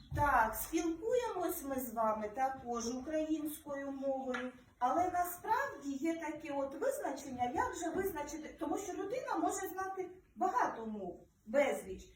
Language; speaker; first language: Ukrainian; native; Ukrainian